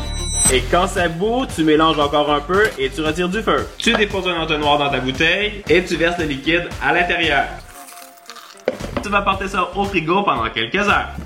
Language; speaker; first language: French; native; French